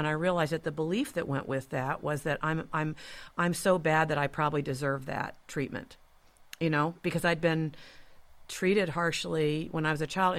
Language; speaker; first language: English; native; English